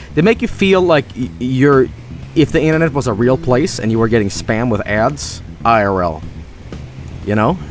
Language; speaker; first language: English; non-native, fluent; Swedish